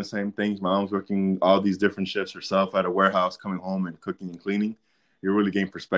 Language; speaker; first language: English; native; English